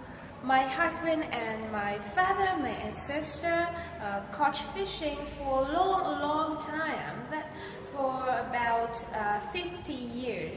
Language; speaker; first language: English; non-native, learner; Vietnamese